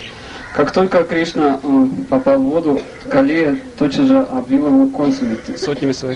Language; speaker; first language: Russian; native; Russian